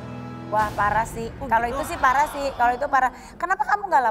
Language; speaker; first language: Indonesian; native; Indonesian